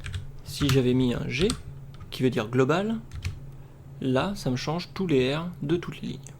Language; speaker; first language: French; native; French